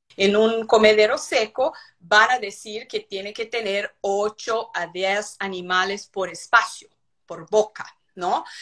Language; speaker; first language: Spanish; non-native, fluent; Portuguese